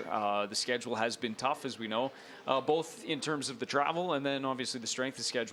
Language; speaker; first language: English; native; English